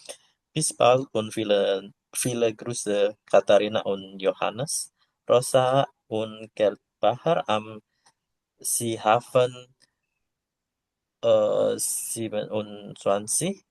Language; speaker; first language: German; non-native, learner; Indonesian